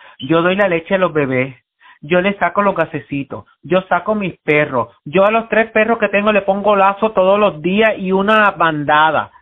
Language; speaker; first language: Spanish; native; Spanish